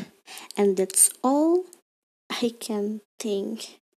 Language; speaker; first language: English; non-native, learner; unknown